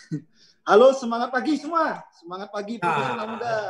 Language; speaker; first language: Indonesian; native; Indonesian